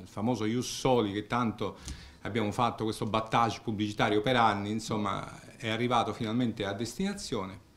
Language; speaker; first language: Italian; native; Italian